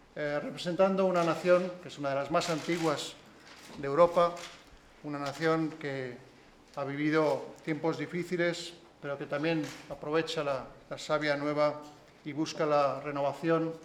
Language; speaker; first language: Spanish; native; Spanish